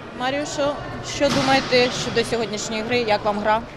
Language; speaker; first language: Ukrainian; native; Ukrainian